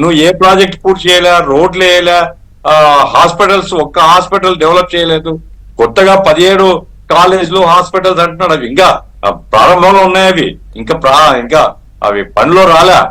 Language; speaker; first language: Telugu; native; Telugu